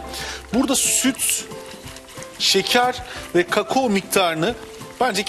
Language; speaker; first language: Turkish; native; Turkish